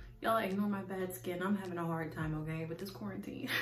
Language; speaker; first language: English; native; English